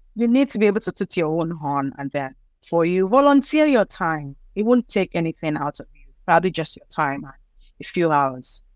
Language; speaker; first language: English; non-native, local second language; Yoruba